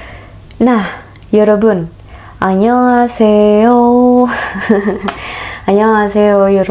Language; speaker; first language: Korean; non-native, learner; Indonesian